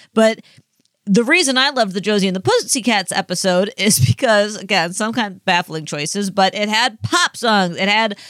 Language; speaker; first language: English; native; English